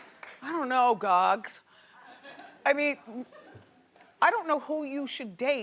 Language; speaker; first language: English; native; English